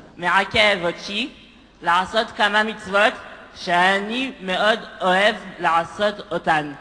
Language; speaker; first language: Hebrew; non-native, learner; French